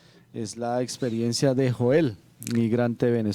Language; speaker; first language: Spanish; native; Spanish